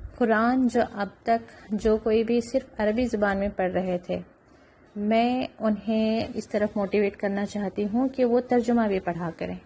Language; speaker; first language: Urdu; native; Urdu